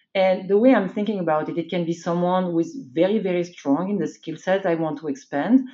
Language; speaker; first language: English; non-native, fluent; French